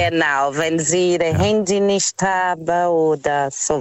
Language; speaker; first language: German; non-native, fluent; Portuguese